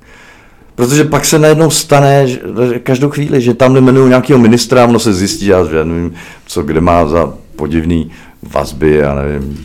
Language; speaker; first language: Czech; native; Czech